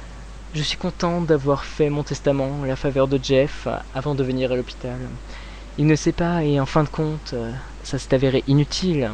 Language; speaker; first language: French; native; French